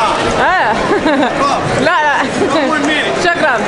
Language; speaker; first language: Arabic; non-native, learner; English